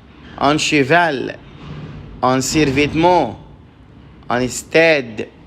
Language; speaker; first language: French; non-native, fluent; Arabic